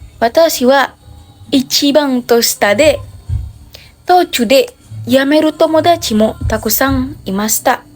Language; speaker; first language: Japanese; non-native, learner; Indonesian